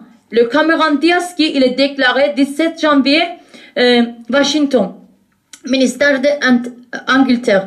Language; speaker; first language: French; non-native, learner; Kurdish